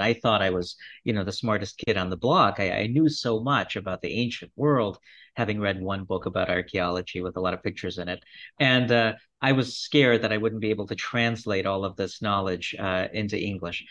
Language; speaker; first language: English; early bilingual, other home language; Russian